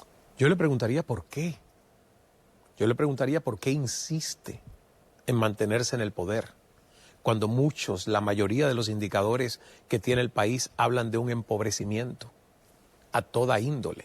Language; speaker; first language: Spanish; native; Spanish